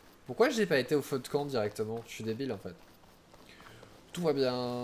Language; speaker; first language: French; native; French